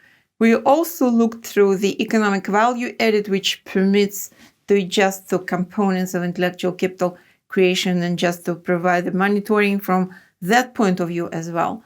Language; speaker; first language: English; non-native, fluent; Russian